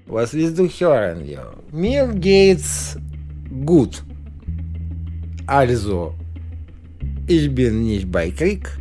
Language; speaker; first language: German; non-native, learner; Russian